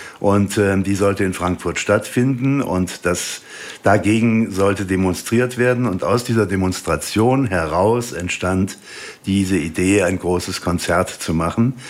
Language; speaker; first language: German; native; German